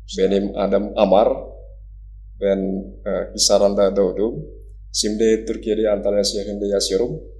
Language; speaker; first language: Turkish; non-native, learner; Indonesian